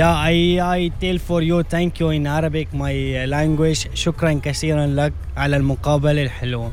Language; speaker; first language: English; non-native, learner; Arabic